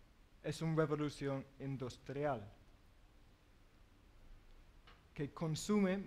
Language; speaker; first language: Spanish; non-native, learner; English